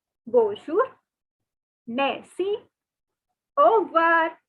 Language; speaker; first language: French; non-native, learner; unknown